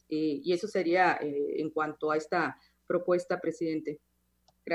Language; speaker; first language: Spanish; native; Spanish